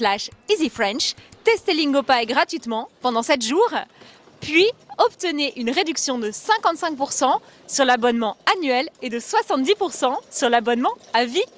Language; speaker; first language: French; native; French